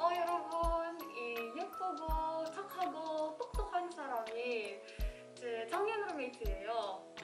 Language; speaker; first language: Korean; non-native, learner; Filipino